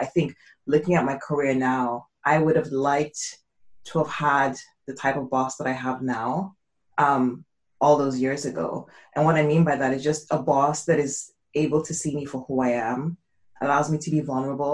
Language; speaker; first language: English; non-native, local second language; Yoruba